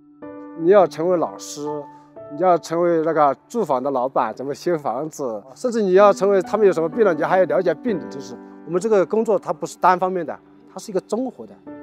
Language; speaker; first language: Chinese; native; Chinese